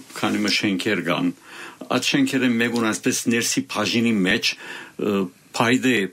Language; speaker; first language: Armenian; native; Armenian